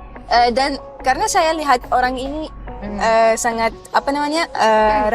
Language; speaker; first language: Indonesian; non-native, fluent; Arabic